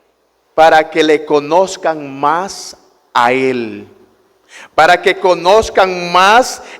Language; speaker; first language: Spanish; native; Spanish